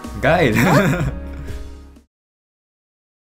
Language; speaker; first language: German; non-native, learner; Japanese